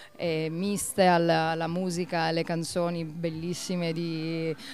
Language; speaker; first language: Italian; native; Italian